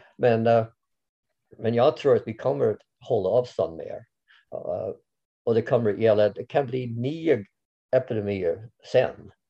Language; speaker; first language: Swedish; non-native, fluent; English